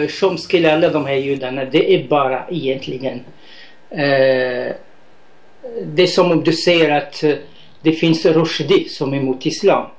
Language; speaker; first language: Swedish; non-native, fluent; Arabic